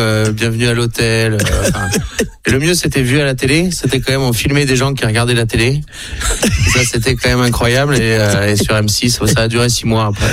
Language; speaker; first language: French; native; French